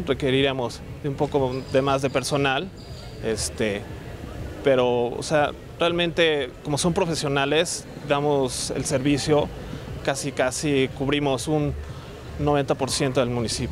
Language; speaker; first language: Spanish; native; Spanish